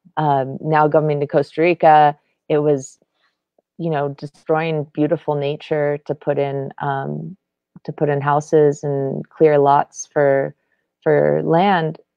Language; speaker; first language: English; native; English